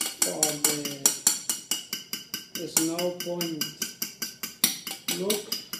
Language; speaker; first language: English; non-native, learner; Spanish